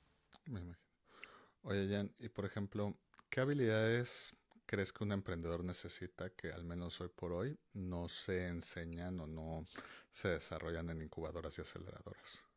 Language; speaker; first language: Spanish; native; Spanish